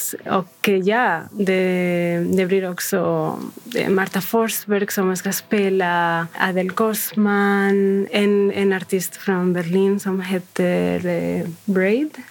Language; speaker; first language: Swedish; non-native, fluent; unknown